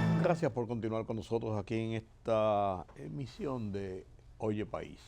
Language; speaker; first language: Spanish; native; Spanish